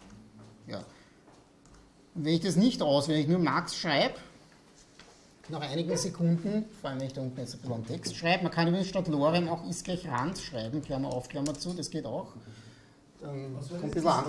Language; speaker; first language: German; native; German